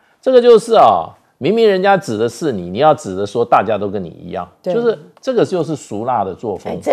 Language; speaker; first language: Chinese; native; Chinese